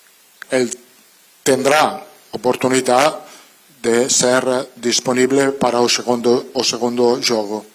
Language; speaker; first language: Portuguese; non-native, learner; Italian